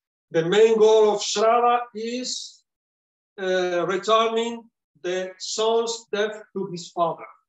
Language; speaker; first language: English; non-native, fluent; Spanish